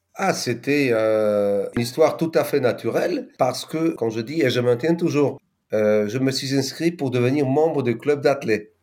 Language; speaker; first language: French; non-native, fluent; Polish